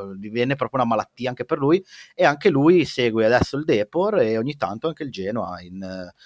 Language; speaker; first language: Italian; native; Italian